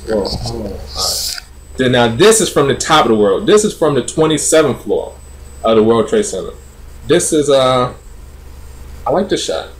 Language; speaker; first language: English; native; English